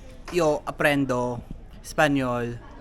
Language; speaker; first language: Spanish; non-native, learner; Filipino